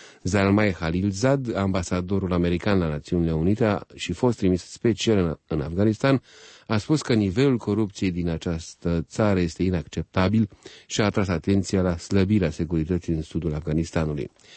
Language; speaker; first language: Romanian; native; Romanian